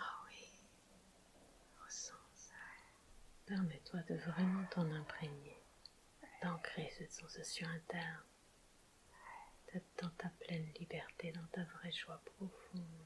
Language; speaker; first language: French; native; French